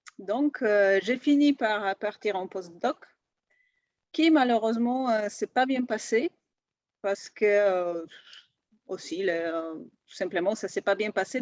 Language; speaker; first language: French; non-native, fluent; Polish